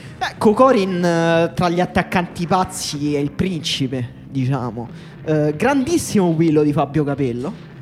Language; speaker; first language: Italian; native; Italian